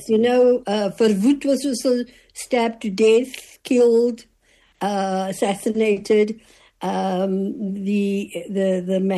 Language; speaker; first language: English; native; English